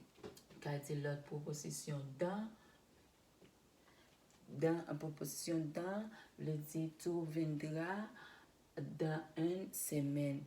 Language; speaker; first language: French; non-native, learner; Spanish